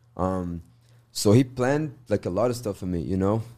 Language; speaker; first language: English; non-native, learner; Portuguese